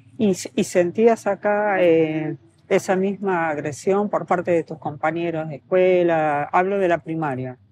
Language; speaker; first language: Spanish; native; Spanish